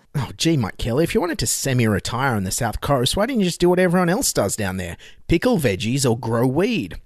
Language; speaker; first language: English; native; English